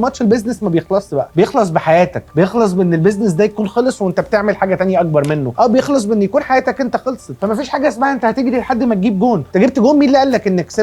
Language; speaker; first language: Arabic; native; Arabic